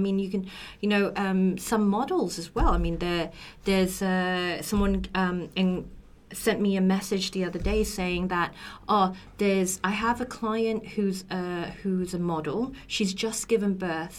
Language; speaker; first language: English; native; English